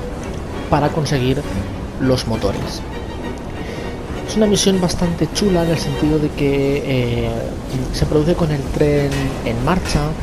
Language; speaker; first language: Spanish; native; Spanish